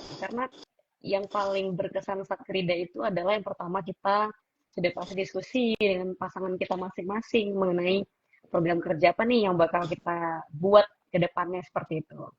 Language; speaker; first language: Indonesian; native; Indonesian